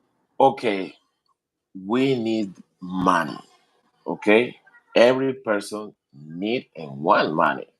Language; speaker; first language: English; non-native, learner; Spanish